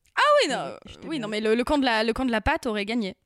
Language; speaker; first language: French; native; French